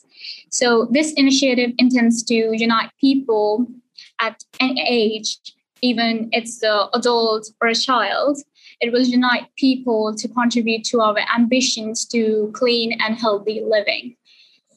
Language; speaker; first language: English; non-native, local second language; Punjabi